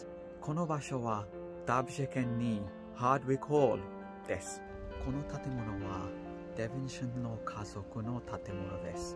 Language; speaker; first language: Japanese; non-native, learner; English